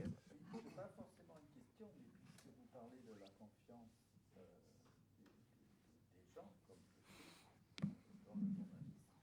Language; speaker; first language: French; non-native, fluent; German